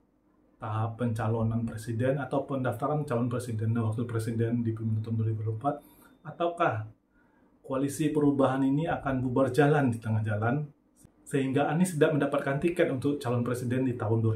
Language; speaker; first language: Indonesian; native; Indonesian